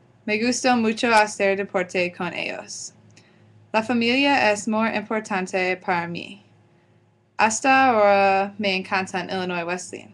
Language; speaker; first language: Spanish; non-native, learner; English